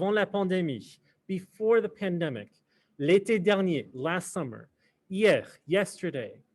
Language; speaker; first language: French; non-native, fluent; English